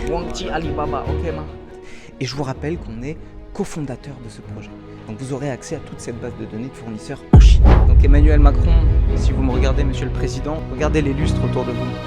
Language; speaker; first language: French; native; French